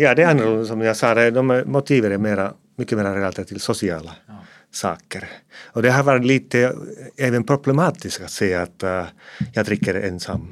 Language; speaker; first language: Swedish; non-native, fluent; Finnish